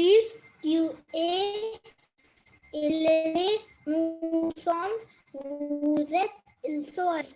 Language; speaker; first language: French; non-native, learner; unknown